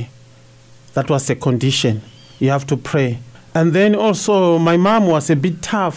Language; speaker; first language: English; non-native, local second language; Shona